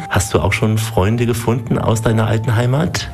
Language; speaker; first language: German; native; German